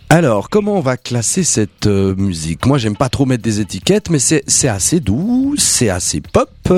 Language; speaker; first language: French; native; French